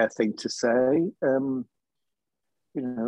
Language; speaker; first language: English; native; English